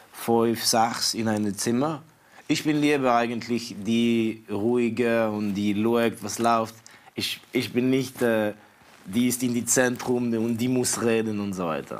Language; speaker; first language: German; non-native, fluent; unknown